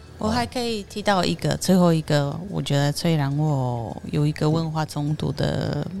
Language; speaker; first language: Chinese; non-native, fluent; Polish